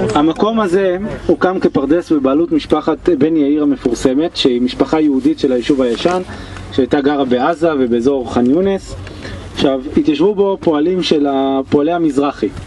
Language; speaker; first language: Hebrew; native; Hebrew